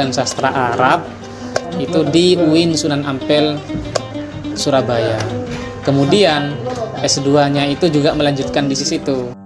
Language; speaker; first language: Indonesian; non-native, local second language; Madurese